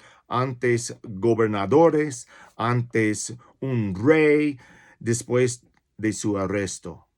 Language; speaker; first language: Spanish; non-native, fluent; English